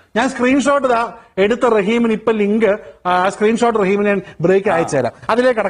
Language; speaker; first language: Malayalam; native; Malayalam